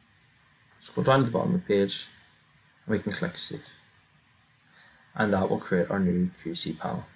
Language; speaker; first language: English; native; English